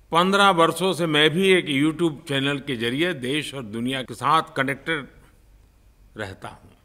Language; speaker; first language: Hindi; non-native, local second language; Gujarati